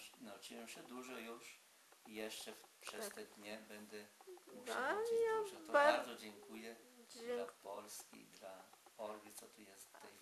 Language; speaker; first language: Polish; early bilingual, heritage; Polish